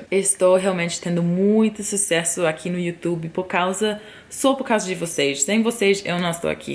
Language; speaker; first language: Portuguese; non-native, fluent; English